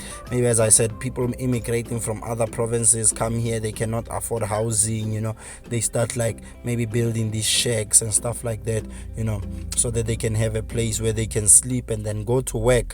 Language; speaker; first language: English; non-native, local second language; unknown